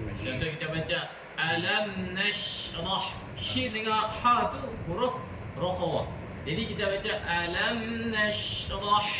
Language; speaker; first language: Malay; native; Malay